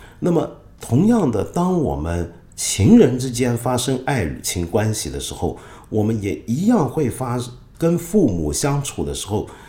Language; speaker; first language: Chinese; non-native, local second language; Cantonese